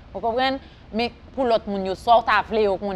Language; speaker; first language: French; non-native, local second language; Haitian Creole